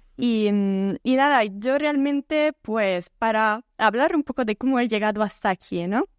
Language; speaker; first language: Spanish; non-native, fluent; Italian